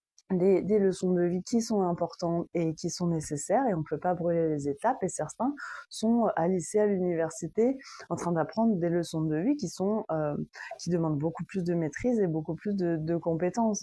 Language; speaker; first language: French; native; French